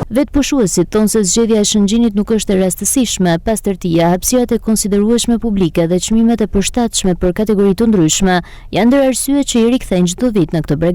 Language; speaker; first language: Albanian; native; Albanian